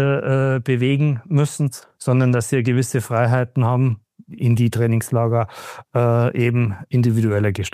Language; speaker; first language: German; native; German